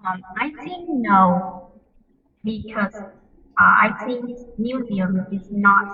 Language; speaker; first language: English; non-native, learner; Vietnamese